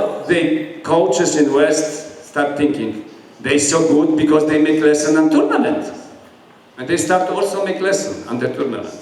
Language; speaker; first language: English; non-native, learner; Polish